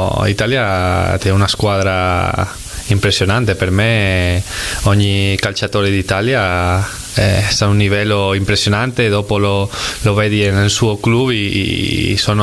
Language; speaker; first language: Italian; non-native, learner; Spanish